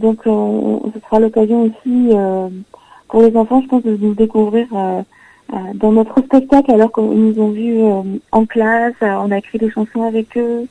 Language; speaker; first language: French; native; French